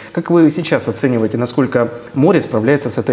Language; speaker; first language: Russian; native; Russian